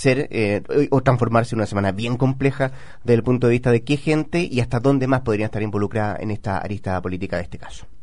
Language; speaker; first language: Spanish; native; Spanish